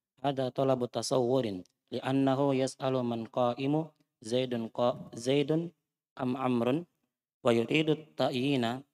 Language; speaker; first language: Arabic; non-native, fluent; Indonesian